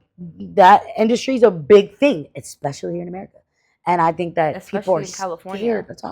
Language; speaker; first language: English; native; English